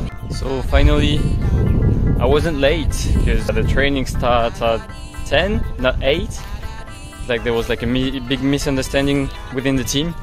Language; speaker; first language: English; non-native, fluent; French